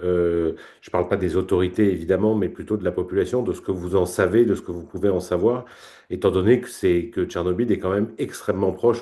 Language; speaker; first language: French; native; French